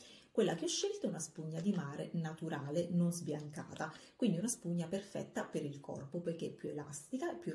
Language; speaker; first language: Italian; native; Italian